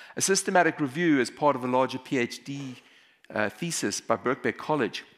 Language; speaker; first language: English; native; English